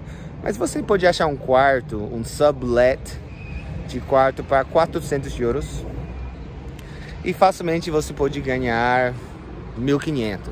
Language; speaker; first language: Portuguese; non-native, fluent; English